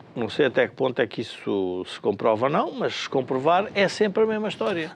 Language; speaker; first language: Portuguese; native; Portuguese